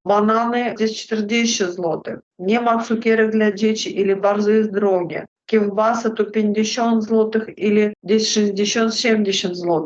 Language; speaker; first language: Polish; non-native, learner; Russian